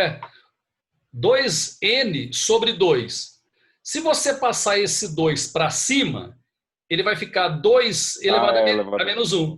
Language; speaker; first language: Portuguese; native; Portuguese